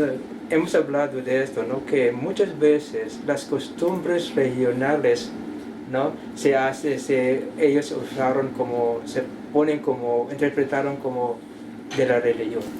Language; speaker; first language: Spanish; non-native, learner; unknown